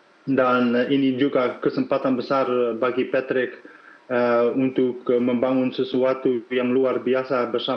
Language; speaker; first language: Indonesian; non-native, fluent; Dutch